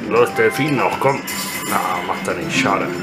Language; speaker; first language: German; native; German